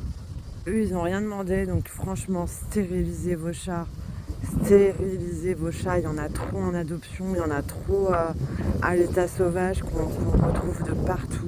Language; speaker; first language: French; native; French